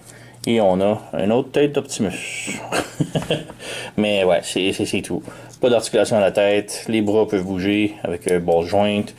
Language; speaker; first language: French; native; French